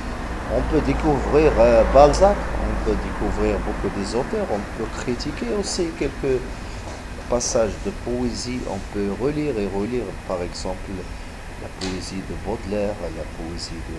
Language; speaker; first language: French; non-native, local second language; Arabic